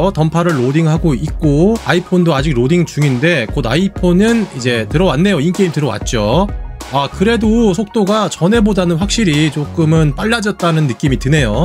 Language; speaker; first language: Korean; native; Korean